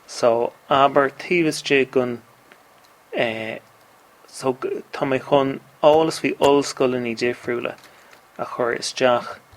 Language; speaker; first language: Irish; native; Irish